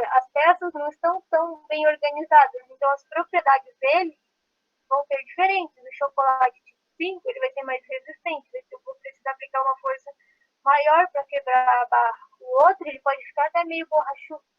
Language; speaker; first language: Portuguese; native; Portuguese